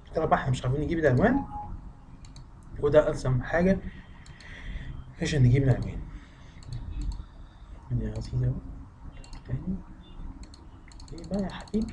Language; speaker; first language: Arabic; native; Arabic